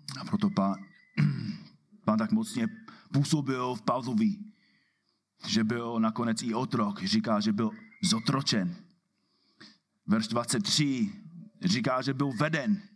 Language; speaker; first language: Czech; non-native, fluent; English